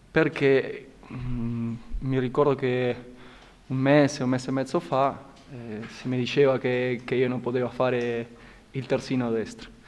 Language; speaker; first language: Italian; non-native, fluent; Spanish